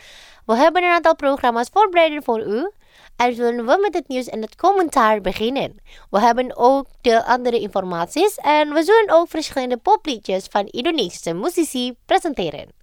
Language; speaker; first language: Dutch; non-native, learner; Indonesian